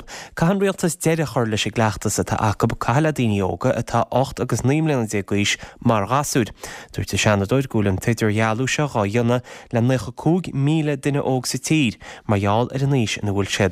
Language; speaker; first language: Irish; native; Irish